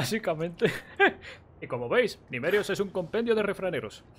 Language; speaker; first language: Spanish; native; Spanish